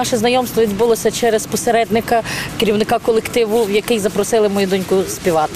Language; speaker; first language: Ukrainian; native; Ukrainian